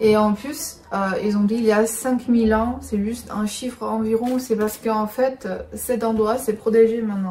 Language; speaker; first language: French; non-native, fluent; Chinese